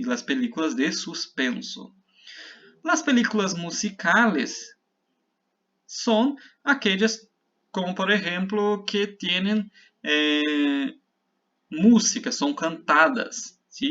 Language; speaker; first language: Spanish; non-native, fluent; Portuguese